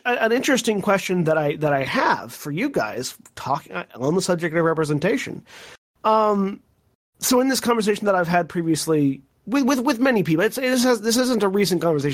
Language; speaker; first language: English; native; English